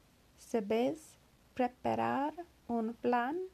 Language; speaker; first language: Spanish; non-native, learner; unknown